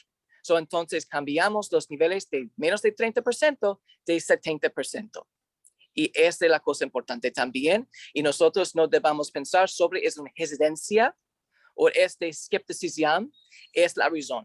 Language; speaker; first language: Spanish; non-native, learner; English